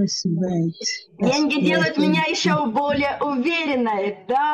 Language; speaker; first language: Russian; native; Russian